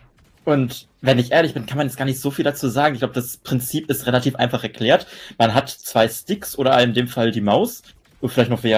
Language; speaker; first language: German; native; German